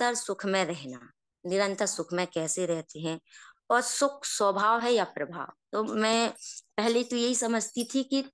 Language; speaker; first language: Hindi; native; Hindi